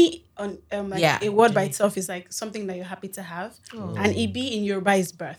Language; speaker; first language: English; non-native, local second language; Yoruba